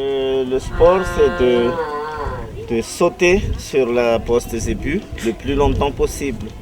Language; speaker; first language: French; non-native, local second language; Malagasy